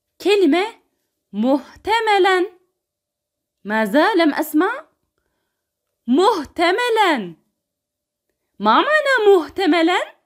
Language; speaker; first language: Arabic; non-native, fluent; Turkish